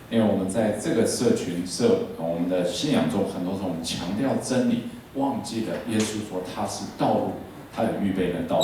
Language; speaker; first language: Chinese; native; Chinese